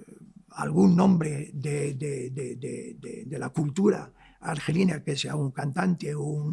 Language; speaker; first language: Spanish; non-native, local second language; Arabic